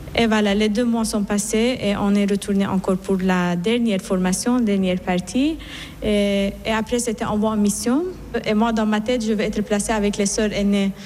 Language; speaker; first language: French; non-native, fluent; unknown